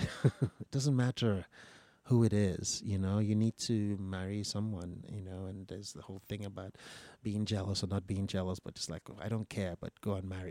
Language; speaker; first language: English; non-native, local second language; Igbo